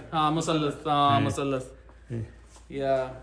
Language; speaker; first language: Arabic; non-native, learner; Punjabi